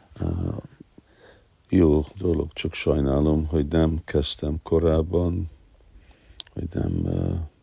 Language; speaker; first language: Hungarian; early bilingual, heritage; Hungarian